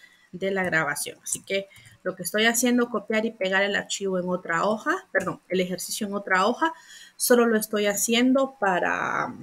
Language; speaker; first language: Spanish; native; Spanish